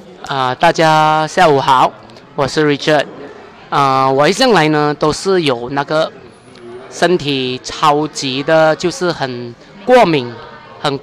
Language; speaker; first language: Chinese; native; Chinese